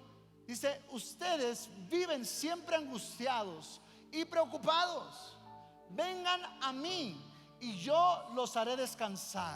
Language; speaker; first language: Spanish; native; Spanish